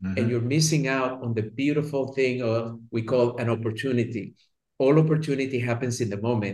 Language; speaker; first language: English; early bilingual, other home language; Spanish